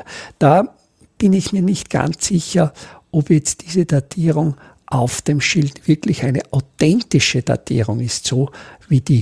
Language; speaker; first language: German; native; German